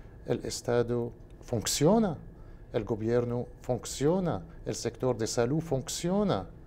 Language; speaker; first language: Portuguese; non-native, learner; Spanish